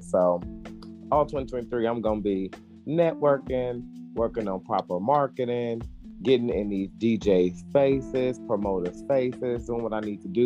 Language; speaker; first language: English; native; English